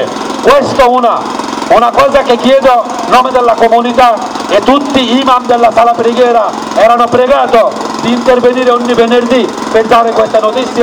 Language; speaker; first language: Italian; non-native, learner; Bangla